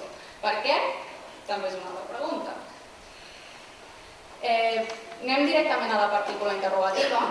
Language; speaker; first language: Catalan; native; Catalan